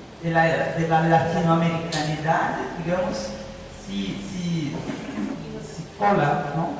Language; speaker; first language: Spanish; non-native, fluent; Portuguese